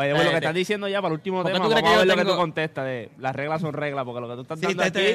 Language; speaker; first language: Spanish; native; Spanish